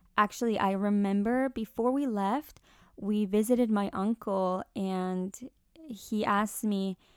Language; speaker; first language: English; early bilingual, other home language; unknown